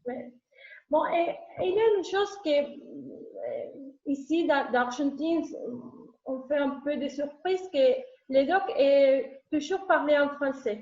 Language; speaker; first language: French; non-native, learner; Spanish